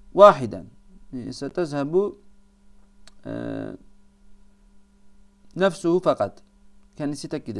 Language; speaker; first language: Arabic; non-native, fluent; Turkish